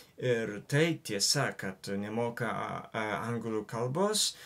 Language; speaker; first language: Lithuanian; non-native, learner; Japanese